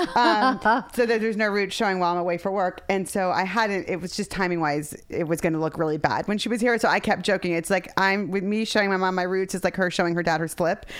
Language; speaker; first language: English; native; English